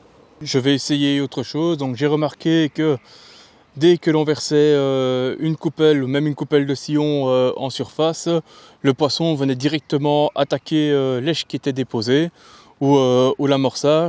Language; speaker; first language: French; native; French